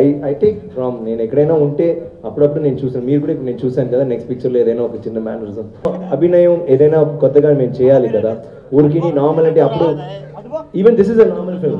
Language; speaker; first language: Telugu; non-native, learner; Tamil